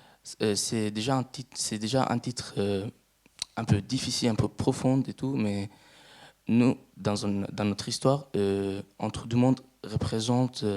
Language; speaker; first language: French; non-native, fluent; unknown